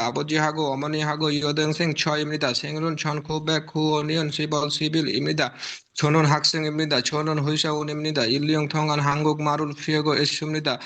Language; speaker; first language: Korean; non-native, learner; Bangla